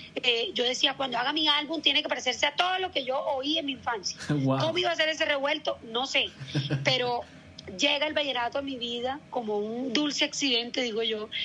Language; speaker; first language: Spanish; native; Spanish